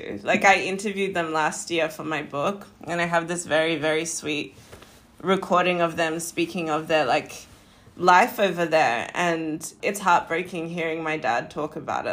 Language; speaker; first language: English; native; English